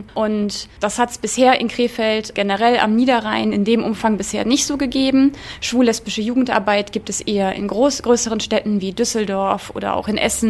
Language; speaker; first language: German; native; German